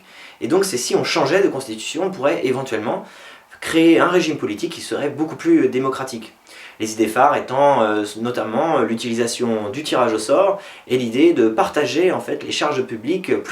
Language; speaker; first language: French; native; French